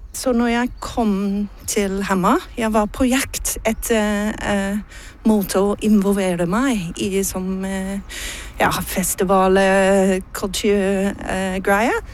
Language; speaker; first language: Norwegian; non-native, learner; English